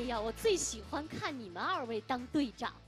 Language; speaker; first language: Chinese; native; Chinese